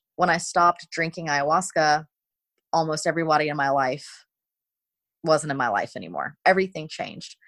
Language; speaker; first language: English; native; English